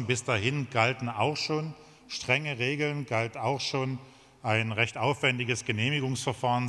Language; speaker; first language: German; native; German